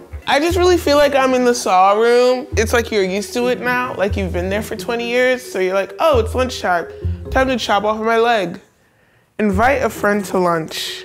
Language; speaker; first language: English; native; English